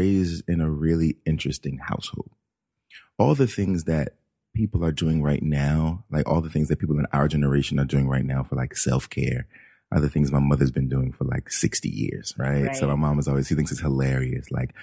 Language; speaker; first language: English; native; English